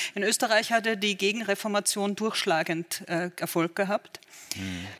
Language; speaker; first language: German; native; German